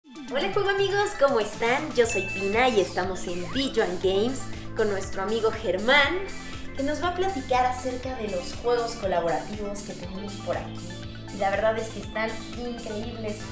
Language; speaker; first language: Spanish; native; Spanish